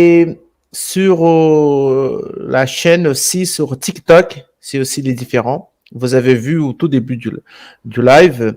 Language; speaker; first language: French; non-native, fluent; Portuguese